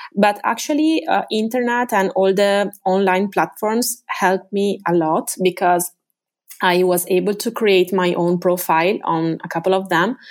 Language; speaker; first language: English; non-native, fluent; Italian